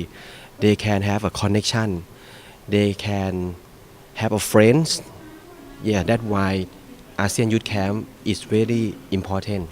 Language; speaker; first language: English; non-native, fluent; Thai